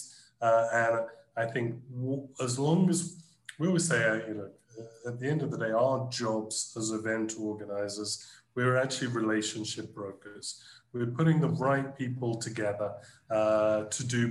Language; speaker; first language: English; native; English